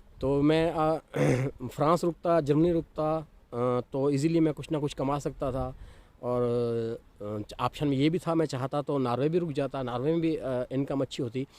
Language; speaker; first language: Urdu; non-native, local second language; Saraiki